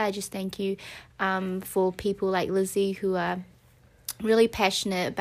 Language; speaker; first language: English; native; English